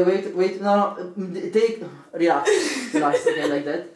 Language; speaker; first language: English; non-native, learner; Italian